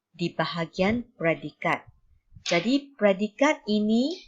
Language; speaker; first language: Malay; non-native, local second language; Chinese